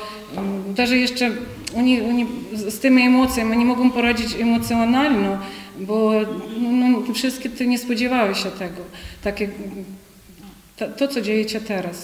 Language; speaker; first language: Polish; non-native, fluent; Ukrainian